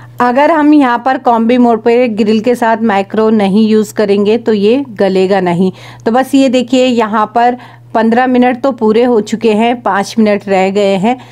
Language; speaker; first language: Hindi; native; Hindi